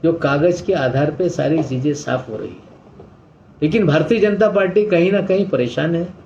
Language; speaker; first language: Hindi; non-native, local second language; Marathi